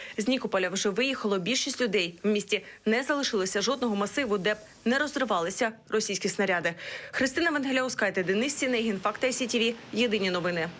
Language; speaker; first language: Ukrainian; native; Ukrainian